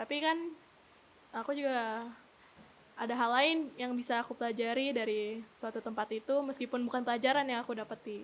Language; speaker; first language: Indonesian; native; Indonesian